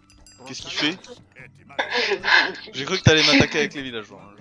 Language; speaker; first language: French; native; French